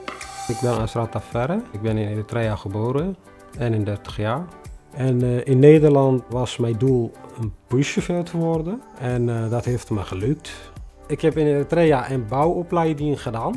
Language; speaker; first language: Dutch; non-native, fluent; Tigrinya